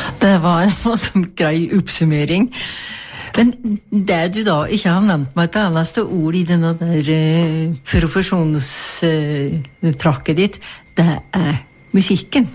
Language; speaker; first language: Norwegian; native; Norwegian